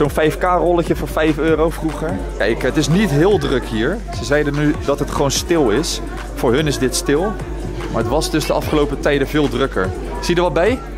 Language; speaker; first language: Dutch; native; Dutch